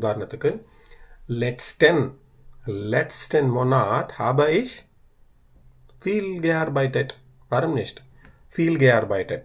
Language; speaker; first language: German; non-native, learner; Tamil